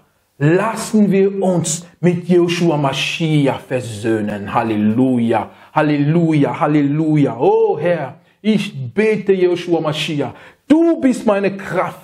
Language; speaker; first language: German; non-native, fluent; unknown